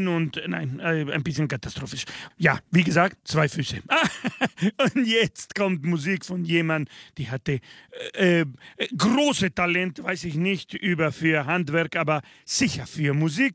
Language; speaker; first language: German; non-native, fluent; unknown